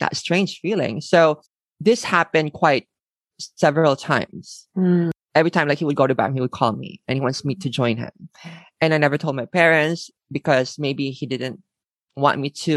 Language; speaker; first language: English; non-native, local second language; Filipino